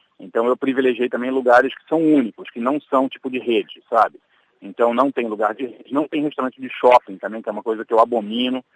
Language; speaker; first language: Portuguese; native; Portuguese